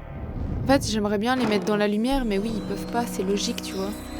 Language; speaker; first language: French; native; French